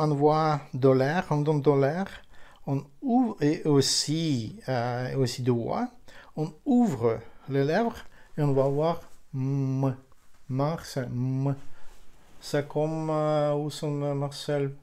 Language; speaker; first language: French; non-native, fluent; Ukrainian